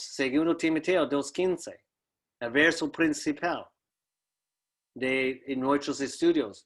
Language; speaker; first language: Spanish; non-native, fluent; English